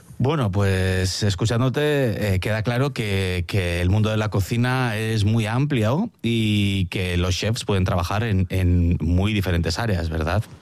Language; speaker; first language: Spanish; native; Spanish